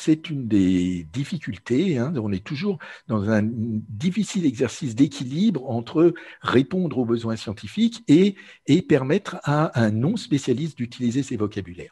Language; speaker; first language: French; native; French